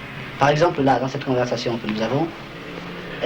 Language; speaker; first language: French; native; French